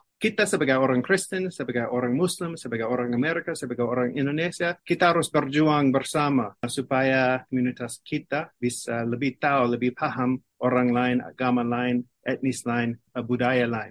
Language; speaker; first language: Malay; non-native, fluent; English